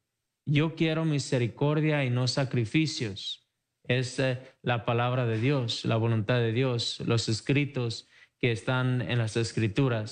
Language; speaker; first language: Spanish; native; Spanish